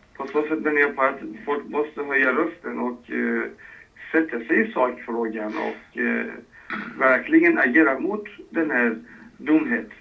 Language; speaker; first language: Swedish; non-native, fluent; Persian